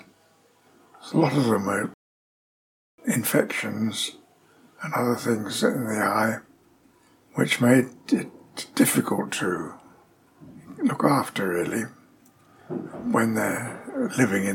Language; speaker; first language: English; native; English